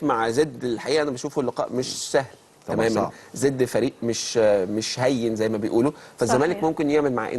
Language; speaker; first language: Arabic; native; Arabic